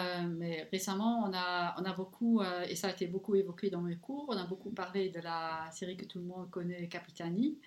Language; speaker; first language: French; non-native, local second language; Luxembourgish